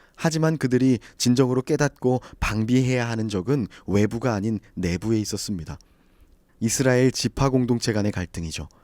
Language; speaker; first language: Korean; native; Korean